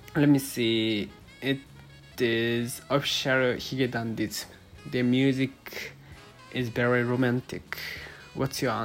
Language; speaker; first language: English; non-native, learner; Japanese